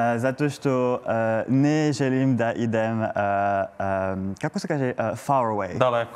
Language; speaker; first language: Croatian; non-native, learner; French